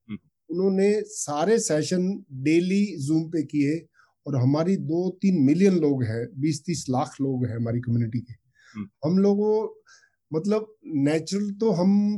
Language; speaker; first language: Hindi; non-native, local second language; Punjabi